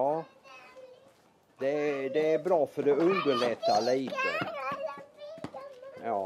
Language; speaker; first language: Swedish; native; Swedish